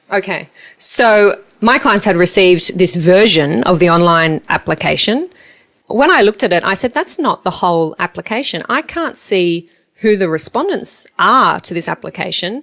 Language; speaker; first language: English; native; English